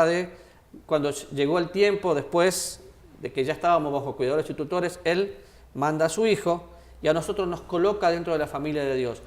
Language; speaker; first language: Spanish; native; Spanish